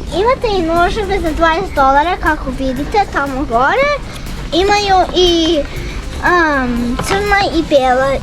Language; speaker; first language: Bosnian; early bilingual, heritage; Serbian